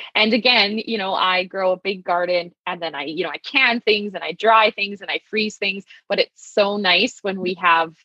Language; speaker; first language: English; native; English